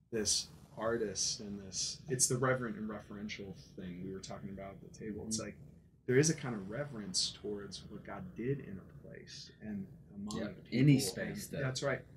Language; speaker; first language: English; native; English